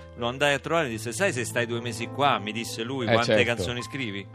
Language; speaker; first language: Italian; native; Italian